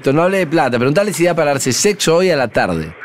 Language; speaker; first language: Spanish; native; Spanish